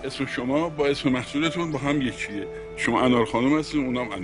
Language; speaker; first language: Persian; native; Persian